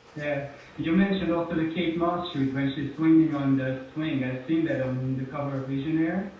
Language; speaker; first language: English; non-native, fluent; Hungarian